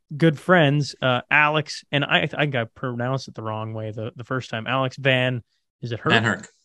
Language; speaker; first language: English; native; English